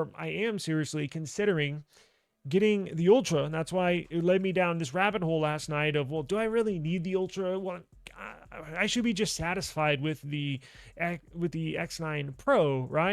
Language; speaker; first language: English; native; English